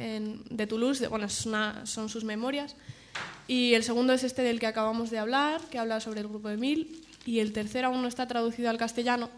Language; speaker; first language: Spanish; native; Spanish